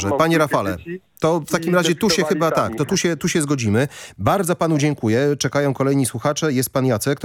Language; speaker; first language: Polish; native; Polish